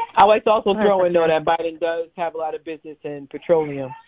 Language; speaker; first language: English; early bilingual, other home language; Krio